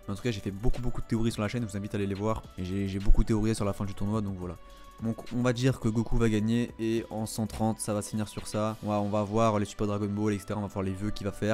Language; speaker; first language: French; native; French